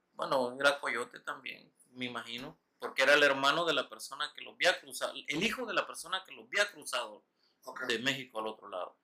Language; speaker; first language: Spanish; native; Spanish